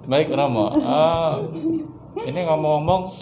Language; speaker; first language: Indonesian; native; Indonesian